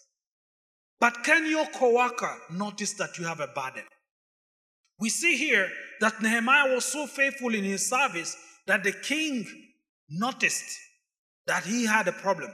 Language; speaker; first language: English; non-native, fluent; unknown